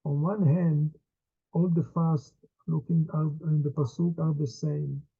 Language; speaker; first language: English; non-native, fluent; Hebrew